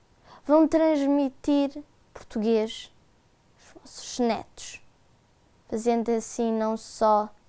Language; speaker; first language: Portuguese; early bilingual, heritage; Portuguese